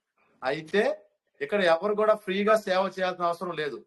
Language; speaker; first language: Telugu; native; Telugu